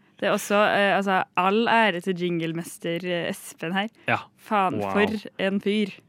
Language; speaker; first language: Norwegian; native; Norwegian